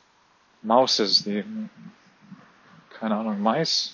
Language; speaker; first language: German; non-native, fluent; Arabic